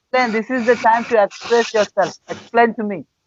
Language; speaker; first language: English; non-native, fluent; Gujarati